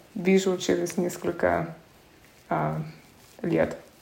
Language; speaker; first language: Russian; non-native, fluent; English